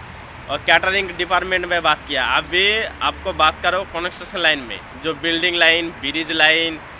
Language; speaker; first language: Hindi; non-native, local second language; Bangla